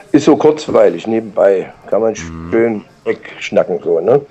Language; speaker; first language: German; non-native, fluent; Czech